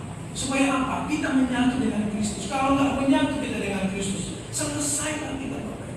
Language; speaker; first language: Indonesian; native; Indonesian